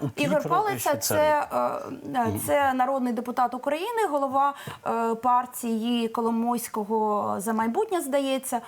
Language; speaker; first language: Ukrainian; native; Ukrainian